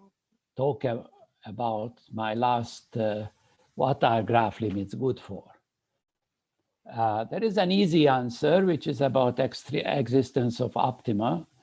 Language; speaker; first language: English; non-native, fluent; Hungarian